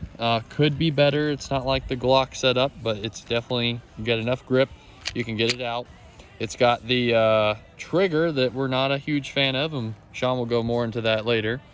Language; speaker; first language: English; native; English